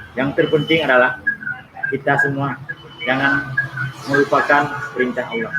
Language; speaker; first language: Indonesian; non-native, local second language; Achinese